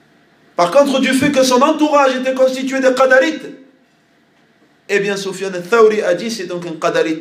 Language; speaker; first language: French; native; French